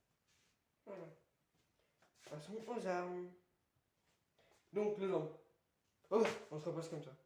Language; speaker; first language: French; native; French